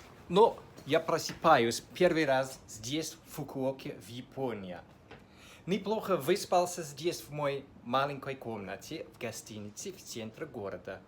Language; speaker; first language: Russian; non-native, fluent; English